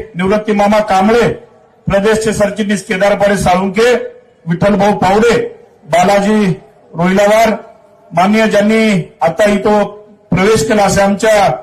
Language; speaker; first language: Marathi; native; Marathi